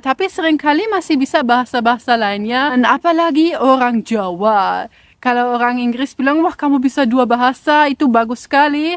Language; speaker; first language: Indonesian; non-native, fluent; German